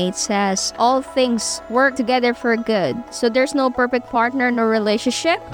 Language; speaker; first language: English; non-native, local second language; Hiligaynon